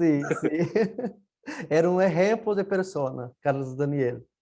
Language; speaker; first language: Spanish; non-native, learner; Portuguese